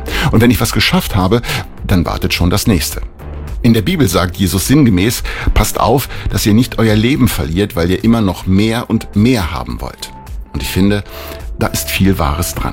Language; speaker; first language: German; native; German